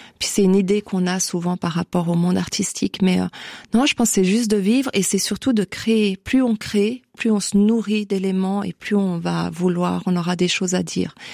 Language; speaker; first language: French; native; French